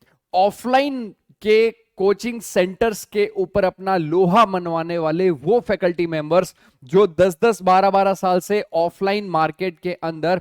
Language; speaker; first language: Hindi; native; Hindi